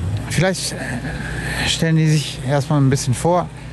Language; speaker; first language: German; native; German